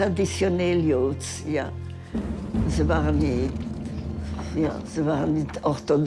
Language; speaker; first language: Dutch; early bilingual, other home language; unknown